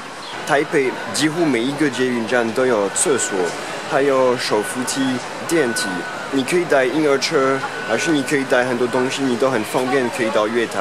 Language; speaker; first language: Chinese; non-native, fluent; French